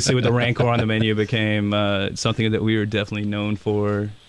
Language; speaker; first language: English; native; English